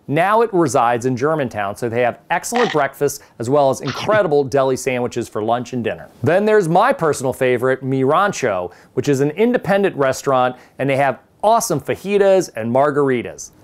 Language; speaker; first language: English; native; English